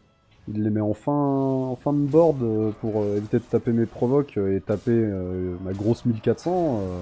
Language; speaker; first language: French; native; French